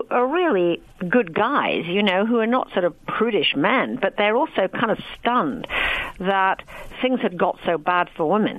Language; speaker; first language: English; native; English